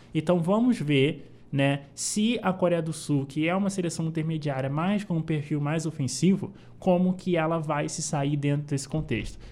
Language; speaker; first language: Portuguese; native; Portuguese